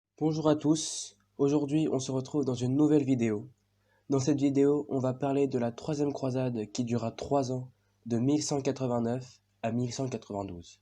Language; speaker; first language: French; native; French